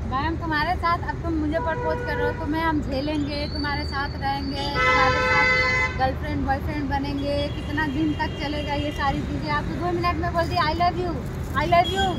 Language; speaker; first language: Hindi; native; Hindi